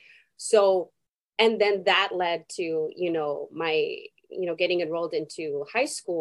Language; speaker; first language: English; non-native, fluent; Spanish